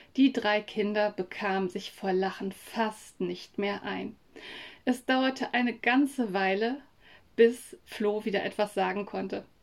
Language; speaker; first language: German; native; German